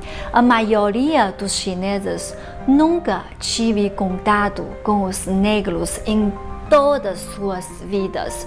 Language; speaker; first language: Portuguese; non-native, fluent; Chinese